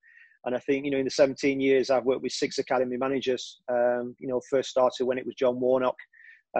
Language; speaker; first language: English; native; English